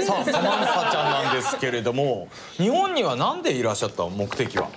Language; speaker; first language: Japanese; native; Japanese